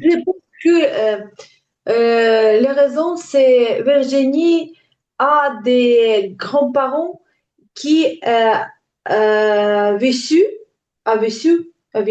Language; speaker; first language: French; non-native, learner; Ukrainian